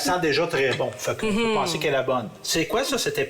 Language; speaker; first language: French; native; French